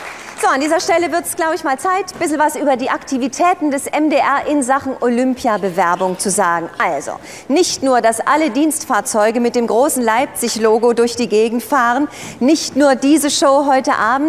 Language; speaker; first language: German; native; German